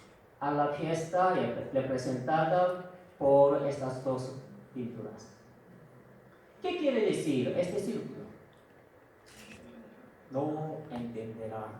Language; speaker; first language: Spanish; non-native, fluent; Korean